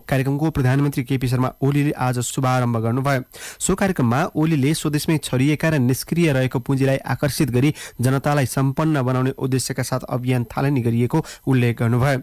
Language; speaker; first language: Nepali; native; Nepali